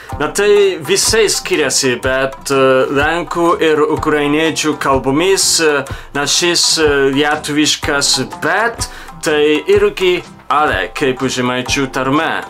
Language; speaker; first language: Lithuanian; non-native, fluent; Japanese